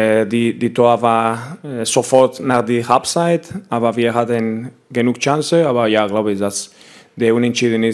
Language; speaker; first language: German; non-native, learner; Spanish